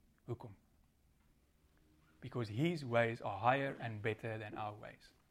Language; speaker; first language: English; non-native, local second language; Afrikaans